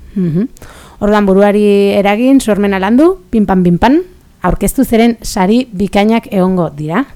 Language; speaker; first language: Basque; native; Basque